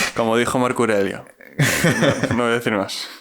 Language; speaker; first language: Spanish; native; Spanish